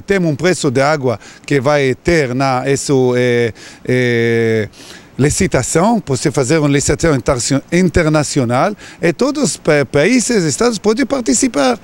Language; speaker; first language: Portuguese; non-native, learner; Hebrew